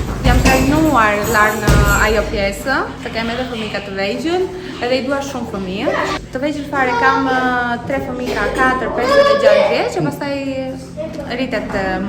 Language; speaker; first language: Albanian; early bilingual, heritage; Albanian